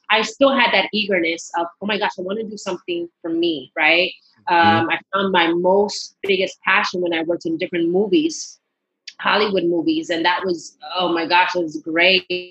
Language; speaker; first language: English; early bilingual, other home language; Spanish